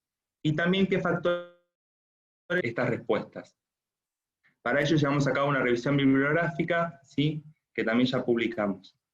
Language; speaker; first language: Spanish; native; Spanish